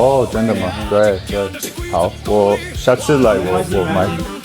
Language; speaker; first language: Chinese; non-native, fluent; English